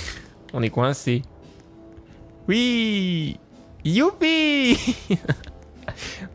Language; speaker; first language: French; native; French